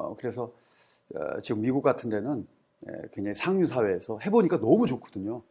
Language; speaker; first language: Korean; native; Korean